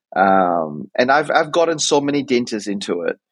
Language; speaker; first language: English; native; English